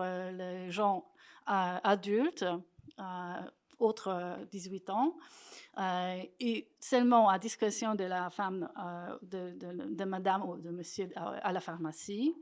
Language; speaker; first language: French; non-native, fluent; Polish